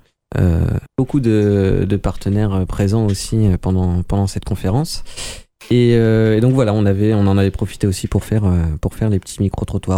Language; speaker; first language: French; native; French